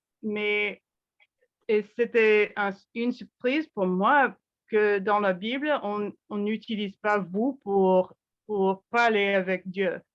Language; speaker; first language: French; non-native, fluent; English